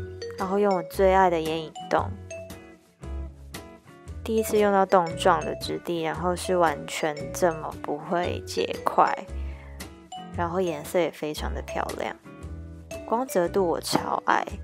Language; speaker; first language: Chinese; native; Chinese